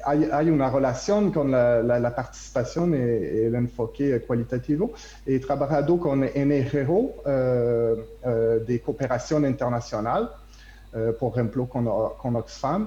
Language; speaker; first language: Spanish; non-native, learner; French